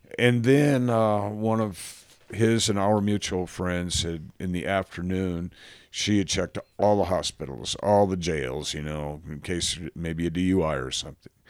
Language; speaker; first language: English; native; English